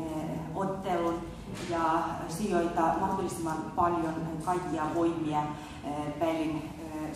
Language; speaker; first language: Finnish; non-native, fluent; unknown